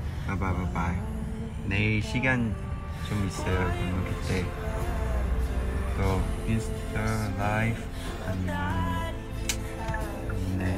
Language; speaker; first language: Korean; non-native, learner; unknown